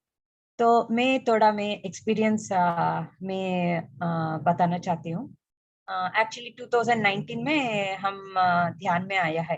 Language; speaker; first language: Hindi; non-native, local second language; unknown